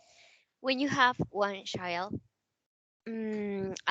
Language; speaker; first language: English; non-native, learner; Spanish